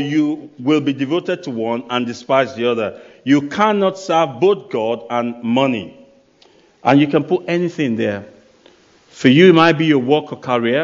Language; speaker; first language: English; non-native, local second language; Yoruba